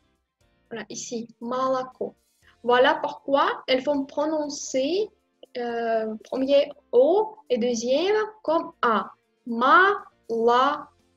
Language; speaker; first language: French; non-native, fluent; Russian